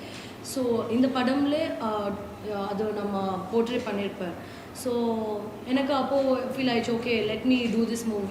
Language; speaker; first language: Tamil; non-native, learner; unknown